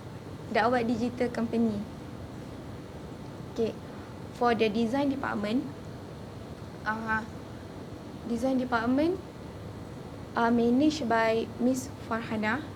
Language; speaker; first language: English; non-native, learner; Malay